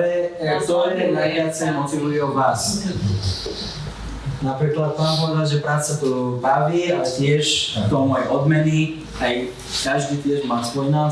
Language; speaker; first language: Slovak; non-native, fluent; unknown